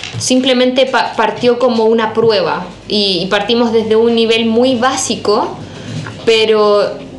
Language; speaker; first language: Spanish; native; Spanish